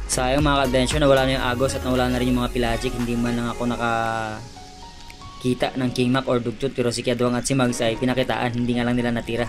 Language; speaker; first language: Filipino; non-native, local second language; Cebuano